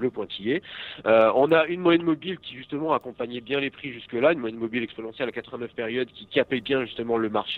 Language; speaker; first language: French; native; French